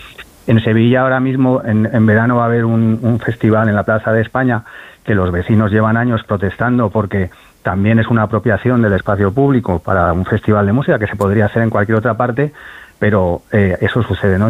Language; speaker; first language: Spanish; native; Spanish